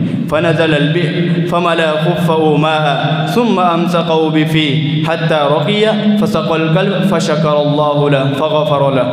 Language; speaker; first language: Arabic; non-native, learner; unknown